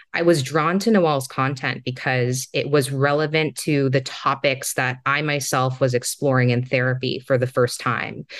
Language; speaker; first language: English; native; English